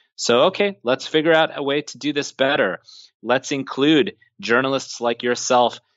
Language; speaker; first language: English; native; English